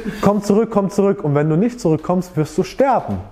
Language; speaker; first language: German; native; German